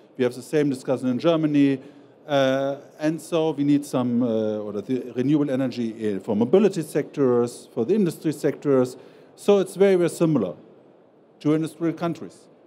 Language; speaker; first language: English; non-native, fluent; German